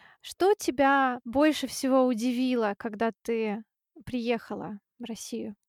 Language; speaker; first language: Russian; non-native, fluent; English